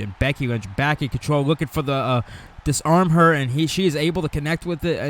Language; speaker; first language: English; native; English